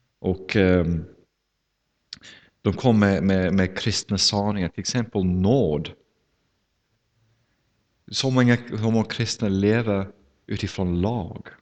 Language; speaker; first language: Swedish; non-native, fluent; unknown